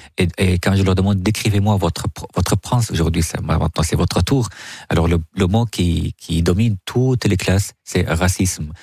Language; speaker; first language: French; non-native, fluent; Arabic